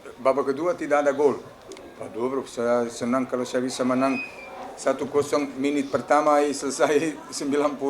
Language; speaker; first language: Indonesian; non-native, fluent; Serbian